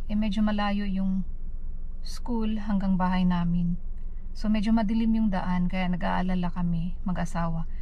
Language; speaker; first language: Filipino; native; Filipino